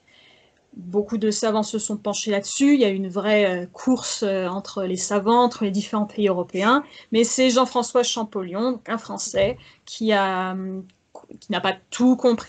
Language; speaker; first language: French; native; French